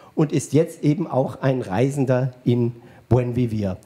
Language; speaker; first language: German; native; German